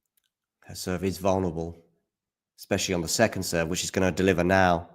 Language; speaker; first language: English; native; English